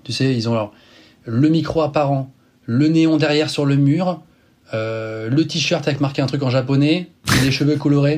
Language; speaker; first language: French; native; French